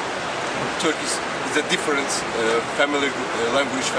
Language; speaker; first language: English; non-native, learner; Kurdish